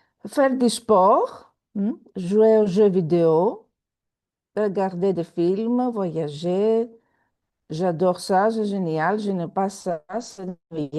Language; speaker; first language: French; non-native, fluent; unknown